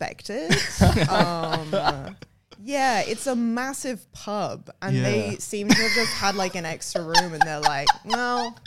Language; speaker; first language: English; native; English